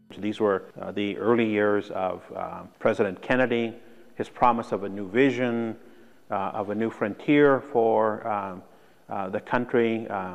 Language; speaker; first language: English; early bilingual, other home language; Spanish